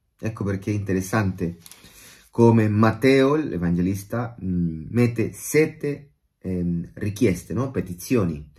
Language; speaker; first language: Italian; non-native, fluent; Spanish